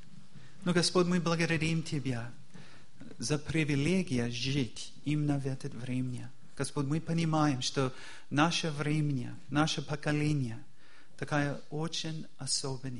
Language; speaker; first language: Russian; non-native, fluent; English